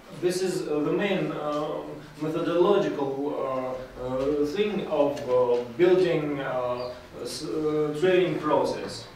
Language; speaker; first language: English; non-native, learner; Russian